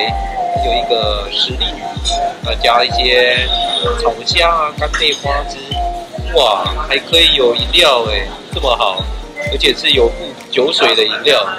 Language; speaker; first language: Chinese; native; Chinese